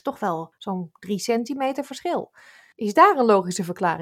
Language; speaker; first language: Dutch; native; Dutch